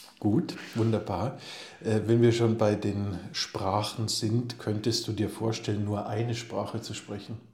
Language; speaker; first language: German; native; German